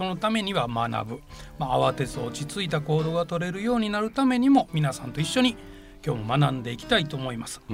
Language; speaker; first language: Japanese; native; Japanese